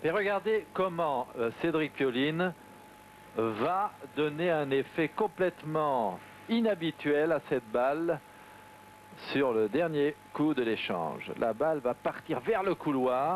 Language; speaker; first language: French; native; French